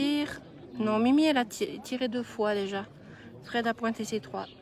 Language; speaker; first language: French; native; French